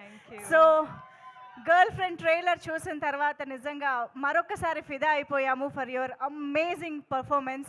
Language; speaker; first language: Telugu; native; Telugu